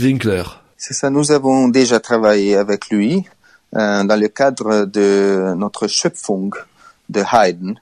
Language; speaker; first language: French; non-native, learner; Hungarian